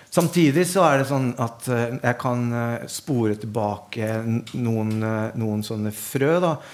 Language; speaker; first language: Norwegian; native; Norwegian